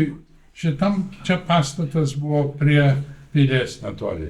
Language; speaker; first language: Lithuanian; native; Lithuanian